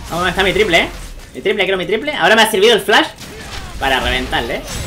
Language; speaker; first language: Spanish; native; Spanish